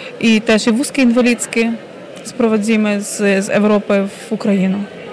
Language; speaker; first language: Polish; non-native, learner; Ukrainian